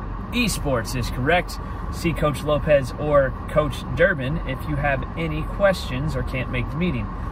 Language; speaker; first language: English; native; English